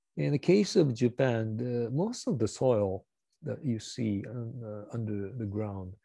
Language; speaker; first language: English; non-native, fluent; Japanese